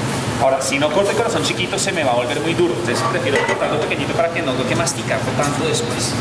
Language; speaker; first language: Spanish; native; Spanish